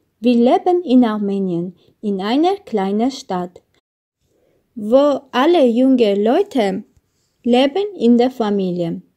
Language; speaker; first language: German; non-native, learner; Armenian